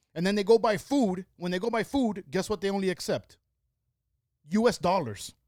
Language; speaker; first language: English; early bilingual, other home language; Spanish